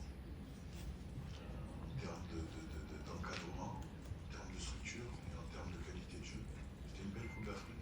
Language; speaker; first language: French; native; French